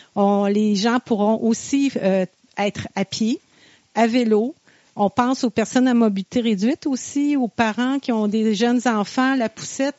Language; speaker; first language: French; native; French